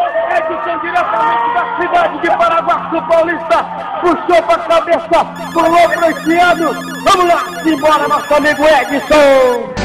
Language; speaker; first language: Portuguese; native; Portuguese